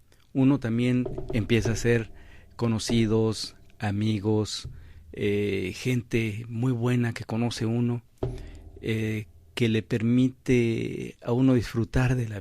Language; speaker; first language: Spanish; native; Spanish